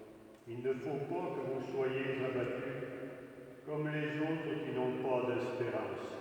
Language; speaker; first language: French; native; French